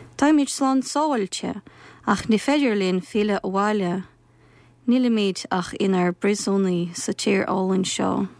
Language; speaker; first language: Irish; non-native, fluent; Ukrainian